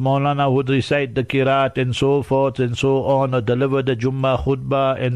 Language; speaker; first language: English; native; English